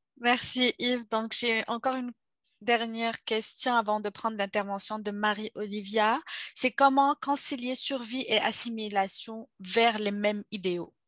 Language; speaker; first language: French; native; French